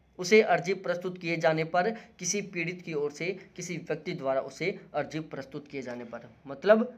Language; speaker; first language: Hindi; native; Hindi